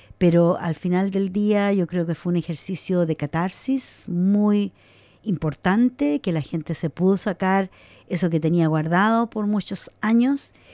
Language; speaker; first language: Spanish; native; Spanish